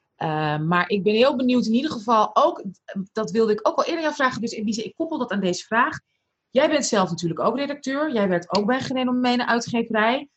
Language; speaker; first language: Dutch; early bilingual, other home language; Arabic